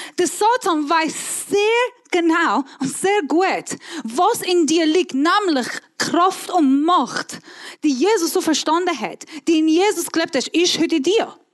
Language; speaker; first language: German; non-native, fluent; Persian